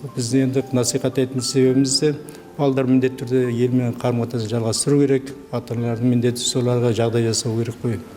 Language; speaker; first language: Kazakh; early bilingual, heritage; Kazakh